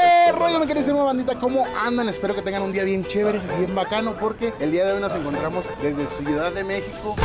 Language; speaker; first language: Spanish; native; Spanish